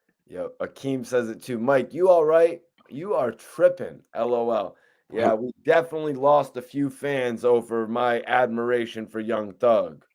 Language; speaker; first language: English; native; English